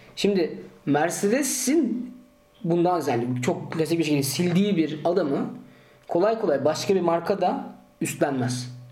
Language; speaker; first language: Turkish; early bilingual, heritage; Turkish